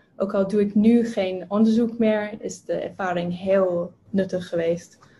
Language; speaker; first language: Dutch; non-native, fluent; English